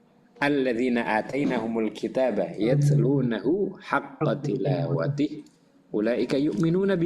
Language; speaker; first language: Arabic; non-native, fluent; Indonesian